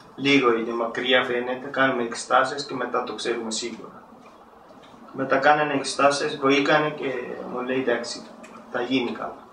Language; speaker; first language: Greek; non-native, learner; Urdu